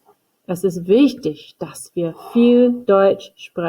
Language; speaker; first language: German; non-native, fluent; English